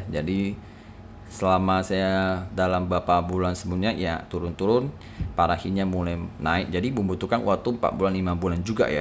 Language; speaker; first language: Indonesian; native; Indonesian